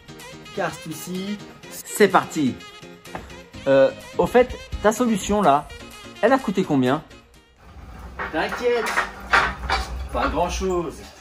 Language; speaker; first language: French; native; French